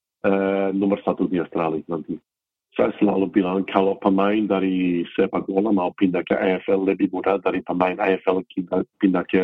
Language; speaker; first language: Indonesian; non-native, fluent; English